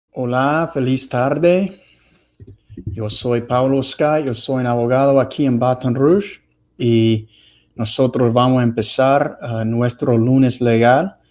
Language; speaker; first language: Spanish; non-native, fluent; English